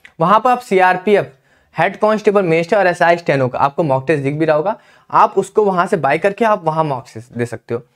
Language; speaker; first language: Hindi; native; Hindi